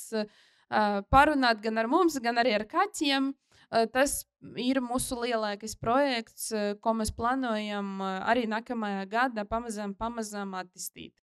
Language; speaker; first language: Latvian; non-native, local second language; Russian